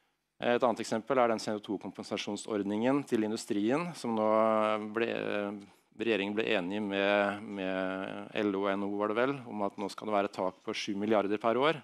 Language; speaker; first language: Norwegian; native; Norwegian